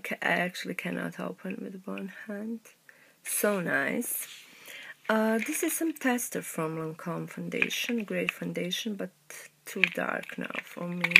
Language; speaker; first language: English; non-native, learner; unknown